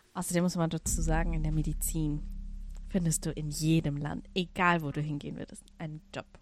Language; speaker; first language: German; early bilingual, other home language; Russian